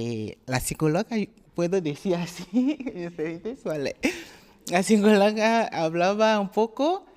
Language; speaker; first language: Spanish; non-native, learner; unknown